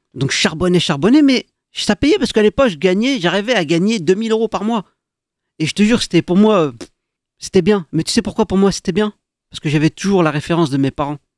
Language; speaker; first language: French; early bilingual, other home language; Arabic